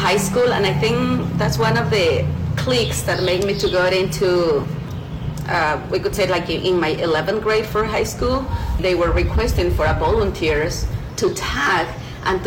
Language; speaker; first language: English; non-native, fluent; Quechua